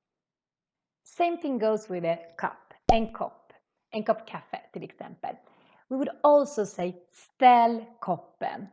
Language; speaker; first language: Swedish; native; Swedish